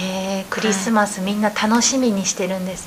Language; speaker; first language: Japanese; native; Japanese